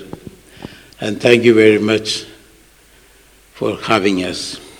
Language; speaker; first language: English; non-native, local second language; Malayalam